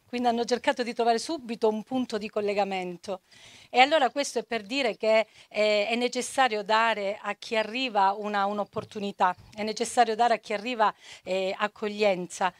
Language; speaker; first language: Italian; native; Italian